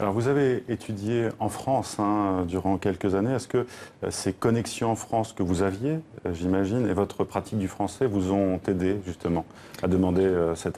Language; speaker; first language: French; native; French